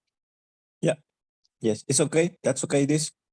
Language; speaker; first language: English; non-native, learner; Spanish